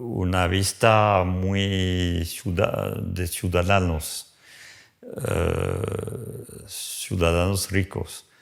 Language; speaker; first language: Spanish; non-native, fluent; French